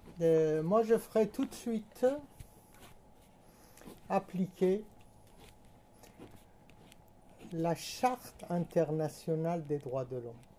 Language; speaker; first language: French; non-native, fluent; Persian